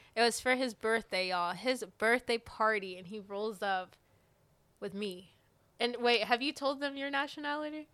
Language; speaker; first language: English; native; English